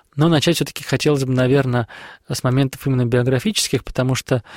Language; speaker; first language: Russian; native; Russian